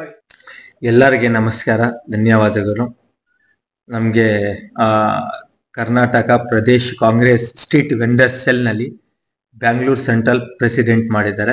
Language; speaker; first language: Kannada; non-native, local second language; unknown